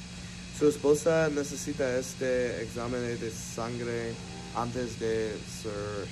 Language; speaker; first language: Spanish; non-native, learner; English